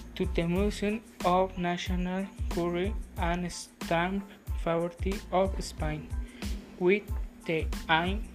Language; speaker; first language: English; non-native, learner; Spanish